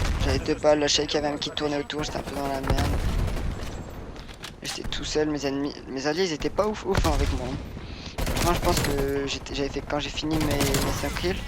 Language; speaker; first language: French; native; French